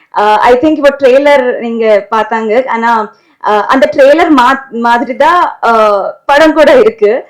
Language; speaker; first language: Tamil; non-native, learner; Telugu